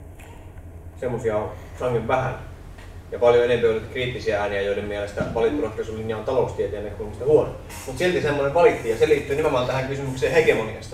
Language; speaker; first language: Finnish; native; Finnish